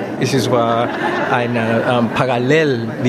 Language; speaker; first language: German; non-native, learner; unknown